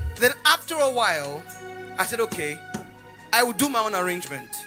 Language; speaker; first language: English; non-native, local second language; Yoruba